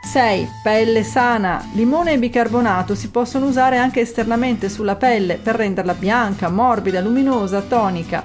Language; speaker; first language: Italian; native; Italian